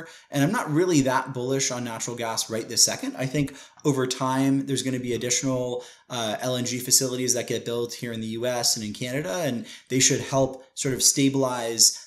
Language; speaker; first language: English; native; English